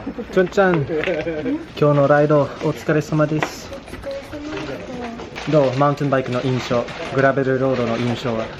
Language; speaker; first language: Japanese; non-native, fluent; English